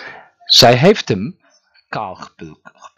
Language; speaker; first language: Dutch; non-native, fluent; Turkish